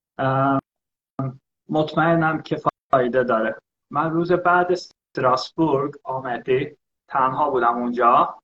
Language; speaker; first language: Persian; early bilingual, heritage; Persian